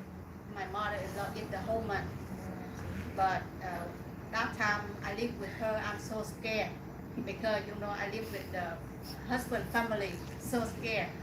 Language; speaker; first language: English; non-native, learner; Vietnamese